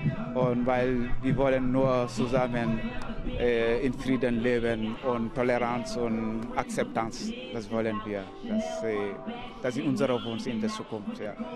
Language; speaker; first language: German; non-native, local second language; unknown